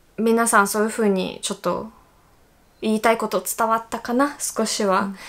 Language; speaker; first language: Japanese; non-native, fluent; Russian